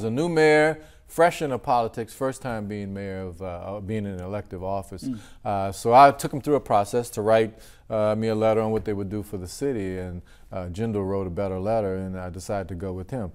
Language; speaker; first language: English; native; English